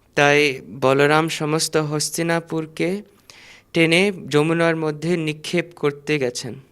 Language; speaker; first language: Bangla; native; Bangla